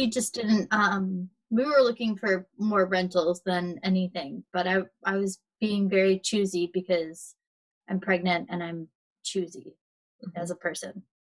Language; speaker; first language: English; native; English